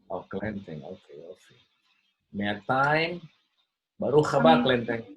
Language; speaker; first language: Hebrew; non-native, fluent; Indonesian